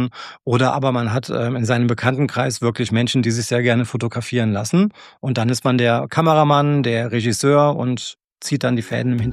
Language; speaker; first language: German; native; German